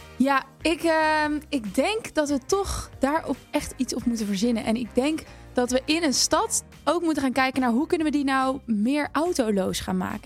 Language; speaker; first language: Dutch; native; Dutch